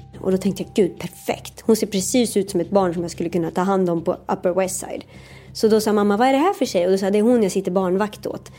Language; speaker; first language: Swedish; early bilingual, other home language; Persian